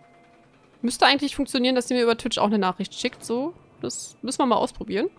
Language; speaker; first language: German; native; German